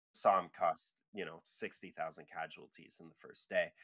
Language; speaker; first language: English; native; English